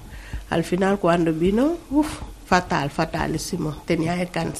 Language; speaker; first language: Spanish; non-native, learner; Wolof